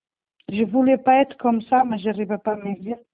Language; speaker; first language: French; non-native, learner; Portuguese